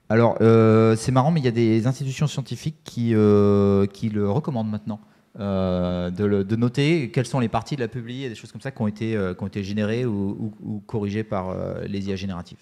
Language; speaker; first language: French; native; French